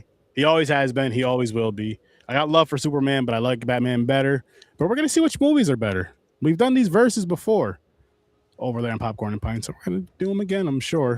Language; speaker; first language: English; native; English